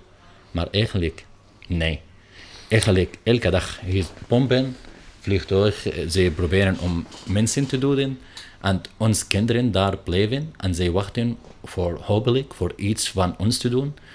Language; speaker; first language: Dutch; non-native, learner; Arabic